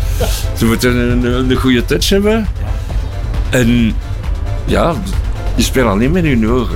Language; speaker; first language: Dutch; non-native, local second language; French